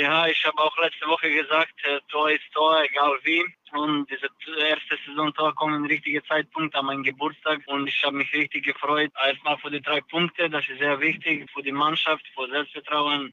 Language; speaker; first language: German; non-native, learner; Serbian